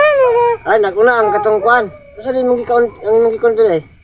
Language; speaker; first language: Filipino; non-native, local second language; Cebuano